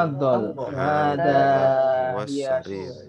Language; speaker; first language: Arabic; non-native, learner; Indonesian